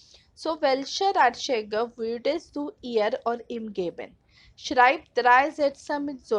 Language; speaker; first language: German; non-native, fluent; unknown